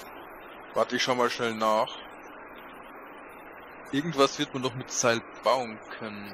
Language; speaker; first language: German; native; German